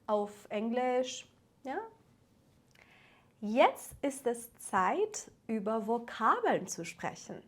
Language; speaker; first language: German; non-native, fluent; Persian